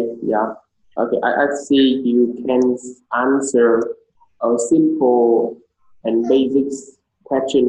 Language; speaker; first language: English; non-native, learner; Vietnamese